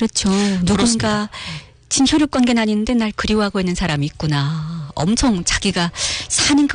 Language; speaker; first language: Korean; early bilingual, heritage; Korean